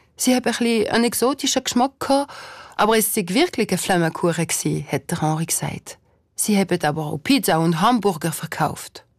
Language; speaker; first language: German; non-native, local second language; Swiss German